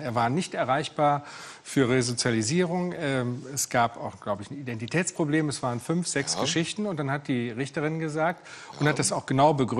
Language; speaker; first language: German; native; German